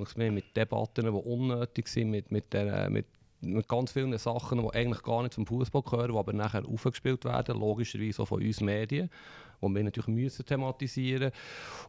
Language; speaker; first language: German; native; German